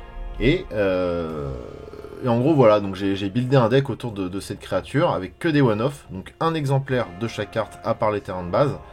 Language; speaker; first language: French; native; French